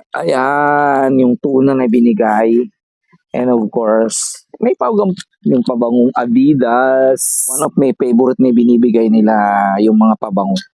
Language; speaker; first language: Filipino; non-native, local second language; Iloko